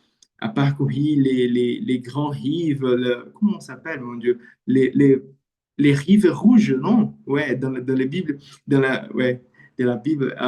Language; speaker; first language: French; non-native, learner; Portuguese